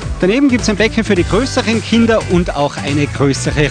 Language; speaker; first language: German; native; German